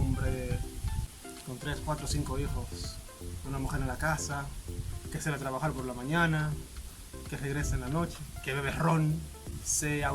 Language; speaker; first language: Spanish; native; Spanish